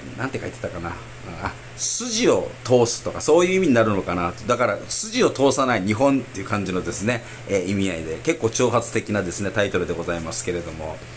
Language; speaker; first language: Japanese; native; Japanese